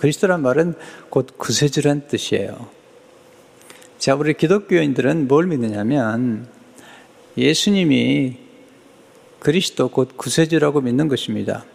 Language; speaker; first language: Korean; native; Korean